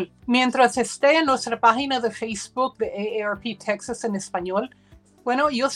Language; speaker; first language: Spanish; early bilingual, heritage; Spanish